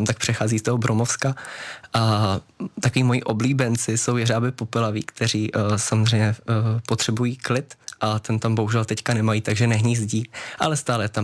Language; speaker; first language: Czech; native; Czech